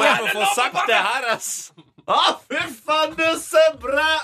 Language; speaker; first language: Norwegian; native; Norwegian